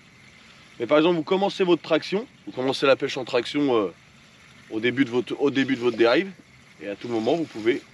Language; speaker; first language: French; native; French